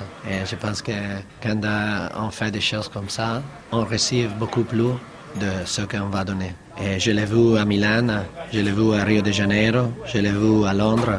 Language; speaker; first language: French; non-native, fluent; Italian